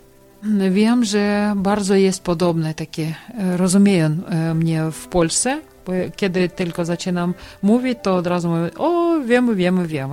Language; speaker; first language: Polish; non-native, learner; Ukrainian